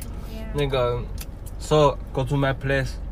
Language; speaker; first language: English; non-native, learner; Chinese